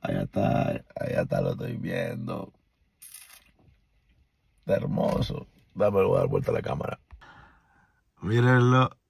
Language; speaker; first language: Spanish; native; Spanish